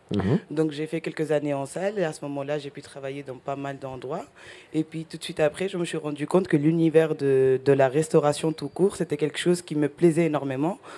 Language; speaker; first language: French; early bilingual, other home language; Spanish